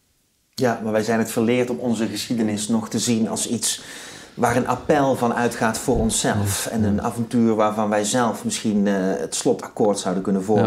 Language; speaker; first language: Dutch; native; Dutch